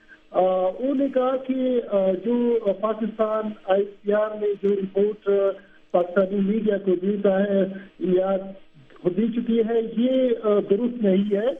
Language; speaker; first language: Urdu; non-native, fluent; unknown